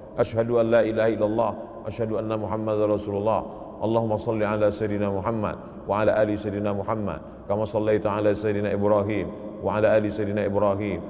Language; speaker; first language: Malay; native; Malay